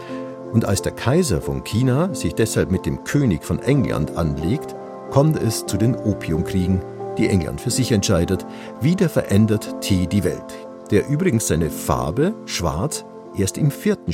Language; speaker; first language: German; native; German